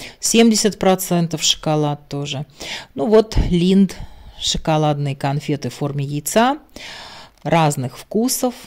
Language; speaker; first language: Russian; non-native, local second language; Latvian